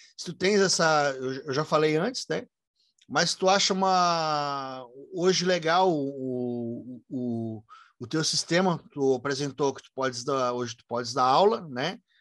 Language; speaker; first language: Portuguese; native; Portuguese